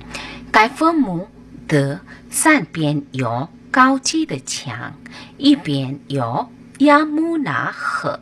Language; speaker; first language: Chinese; non-native, fluent; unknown